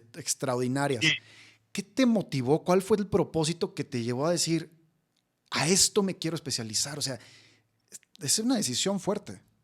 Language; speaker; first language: Spanish; native; Spanish